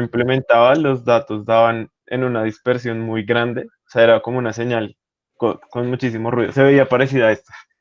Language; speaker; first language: Spanish; native; Spanish